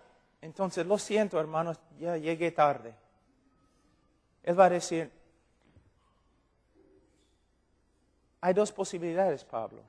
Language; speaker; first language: Spanish; non-native, fluent; English